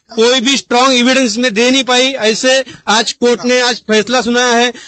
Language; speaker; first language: Hindi; non-native, local second language; Marathi